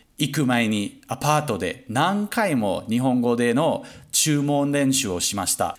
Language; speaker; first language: Japanese; non-native, fluent; English